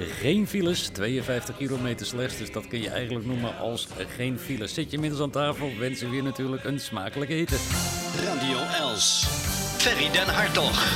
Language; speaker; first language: Dutch; native; Dutch